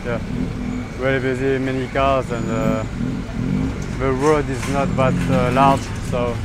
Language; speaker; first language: English; non-native, fluent; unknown